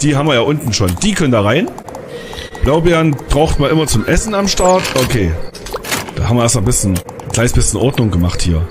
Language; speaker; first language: German; native; German